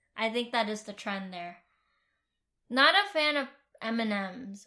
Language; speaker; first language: English; early bilingual, other home language; Vietnamese